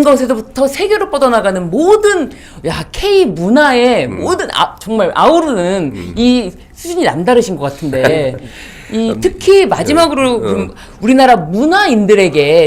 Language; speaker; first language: Korean; native; Korean